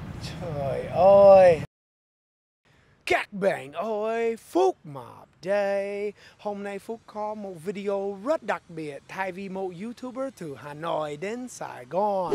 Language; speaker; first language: Vietnamese; non-native, fluent; English